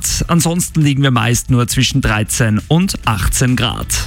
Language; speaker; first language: German; native; German